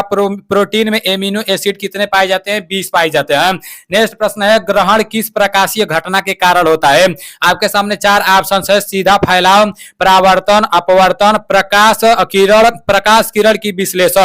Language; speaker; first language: Hindi; native; Hindi